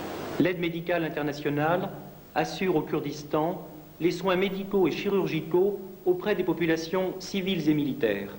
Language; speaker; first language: French; native; French